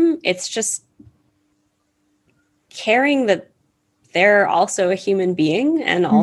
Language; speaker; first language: English; native; English